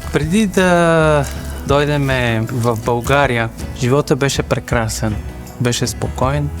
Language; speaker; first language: Bulgarian; early bilingual, other home language; Persian